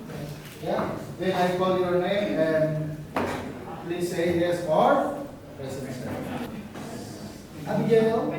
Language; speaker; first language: English; non-native, learner; Indonesian